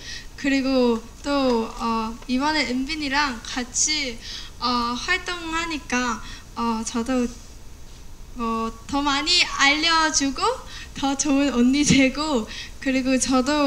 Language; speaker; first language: Korean; non-native, learner; Cantonese